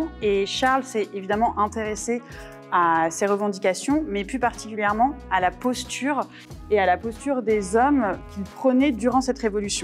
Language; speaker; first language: French; native; French